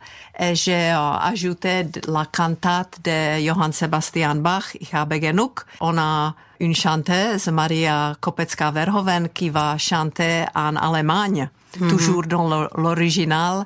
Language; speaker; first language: French; non-native, fluent; Czech